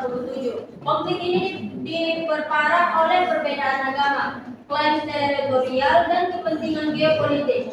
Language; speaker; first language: Indonesian; native; Indonesian